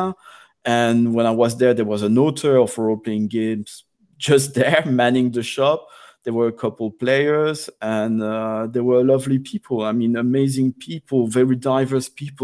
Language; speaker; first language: English; non-native, fluent; French